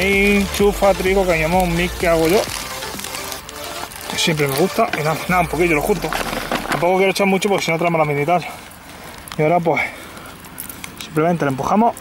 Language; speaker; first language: Spanish; native; Spanish